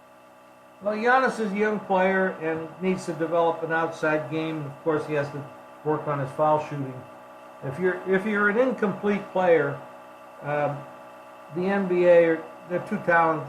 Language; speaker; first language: English; native; English